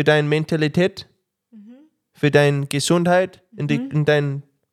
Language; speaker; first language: German; non-native, learner; English